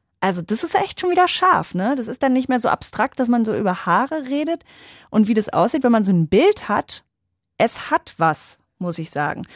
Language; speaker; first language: German; native; German